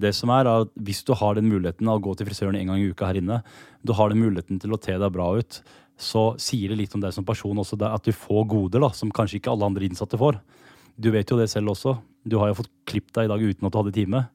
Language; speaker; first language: Norwegian; native; Norwegian